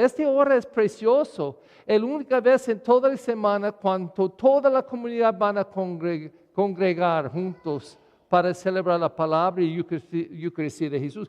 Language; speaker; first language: Spanish; non-native, learner; English